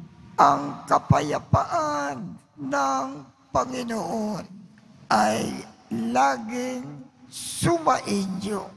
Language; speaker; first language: Filipino; native; Filipino